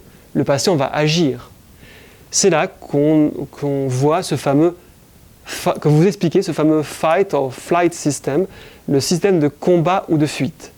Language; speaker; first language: French; native; French